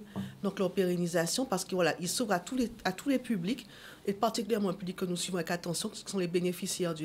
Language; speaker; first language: French; native; French